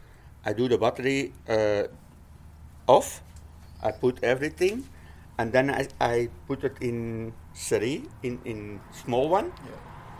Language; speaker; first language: English; non-native, learner; Dutch